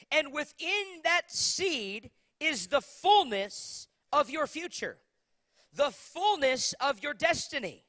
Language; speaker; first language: English; native; English